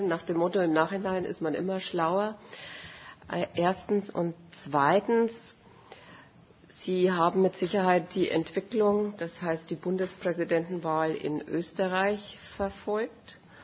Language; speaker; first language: German; native; German